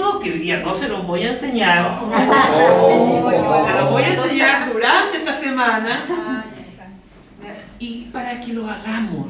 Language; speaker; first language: Spanish; native; Spanish